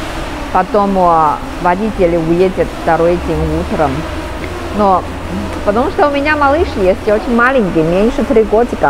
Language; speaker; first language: Russian; non-native, learner; Chinese